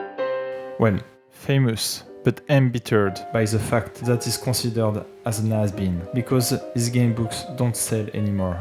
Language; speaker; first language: English; non-native, fluent; French